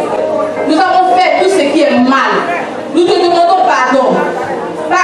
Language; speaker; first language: French; non-native, local second language; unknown